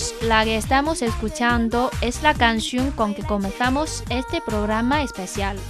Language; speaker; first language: Spanish; non-native, fluent; Chinese